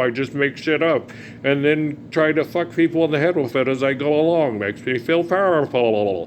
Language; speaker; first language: English; native; English